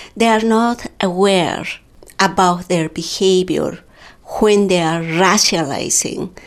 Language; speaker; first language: English; non-native, fluent; Quechua